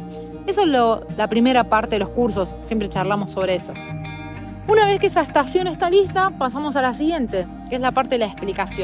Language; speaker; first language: Spanish; native; Spanish